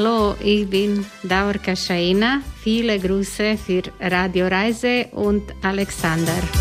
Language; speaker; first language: German; non-native, learner; Croatian